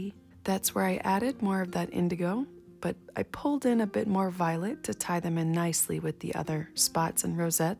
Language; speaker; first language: English; native; English